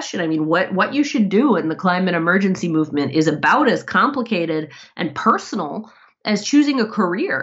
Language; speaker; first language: English; native; English